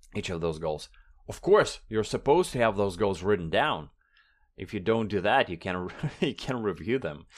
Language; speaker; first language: English; non-native, fluent; Russian